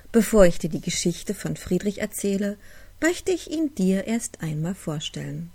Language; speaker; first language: German; native; German